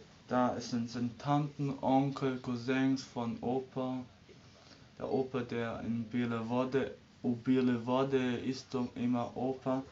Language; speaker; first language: German; early bilingual, other home language; Serbian